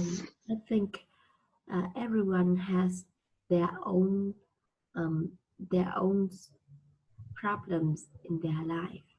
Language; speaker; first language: English; non-native, learner; Vietnamese